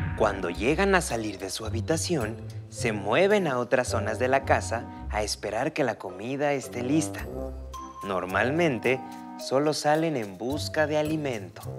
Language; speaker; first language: Spanish; native; Spanish